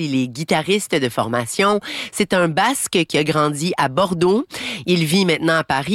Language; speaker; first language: French; native; French